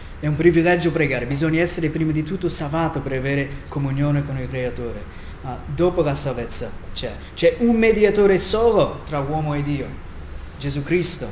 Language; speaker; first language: Italian; non-native, fluent; English